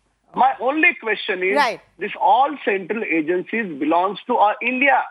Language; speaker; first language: English; non-native, local second language; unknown